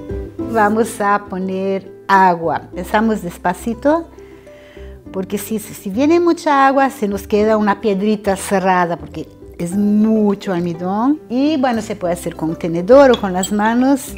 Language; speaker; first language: Spanish; non-native, fluent; Portuguese